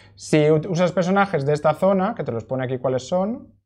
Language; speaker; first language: Spanish; native; Spanish